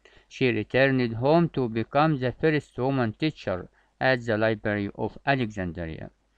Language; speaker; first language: English; non-native, fluent; Arabic